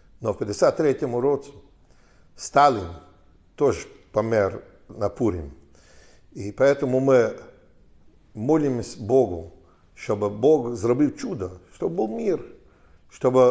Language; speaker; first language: Ukrainian; non-native, fluent; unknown